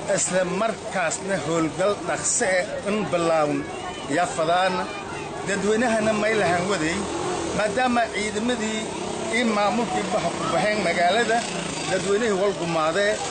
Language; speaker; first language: Somali; non-native, local second language; Maay